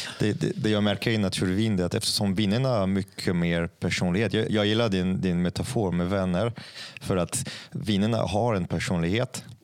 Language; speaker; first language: Swedish; non-native, fluent; French